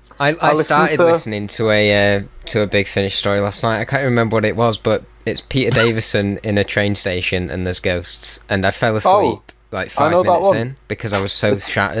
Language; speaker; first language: English; native; English